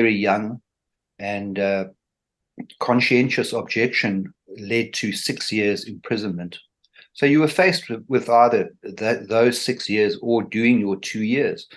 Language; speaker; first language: English; native; English